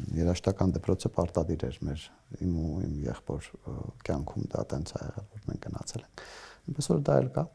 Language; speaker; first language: Armenian; native; Armenian